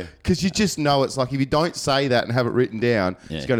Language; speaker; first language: English; native; English